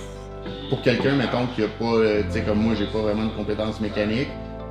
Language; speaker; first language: French; native; French